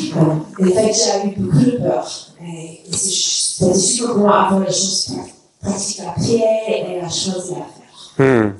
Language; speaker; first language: French; non-native, learner; English